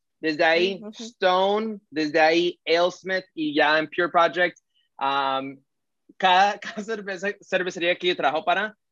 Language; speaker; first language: Spanish; early bilingual, heritage; Spanish